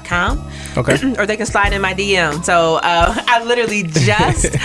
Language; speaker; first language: English; native; English